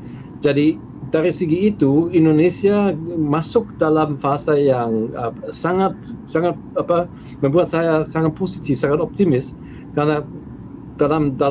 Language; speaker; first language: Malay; non-native, fluent; German